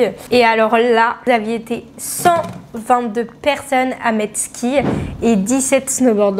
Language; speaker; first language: French; native; French